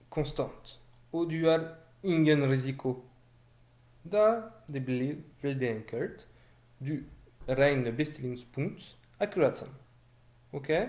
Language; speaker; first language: Norwegian; non-native, fluent; French